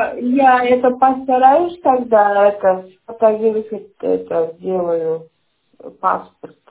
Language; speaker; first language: Russian; non-native, learner; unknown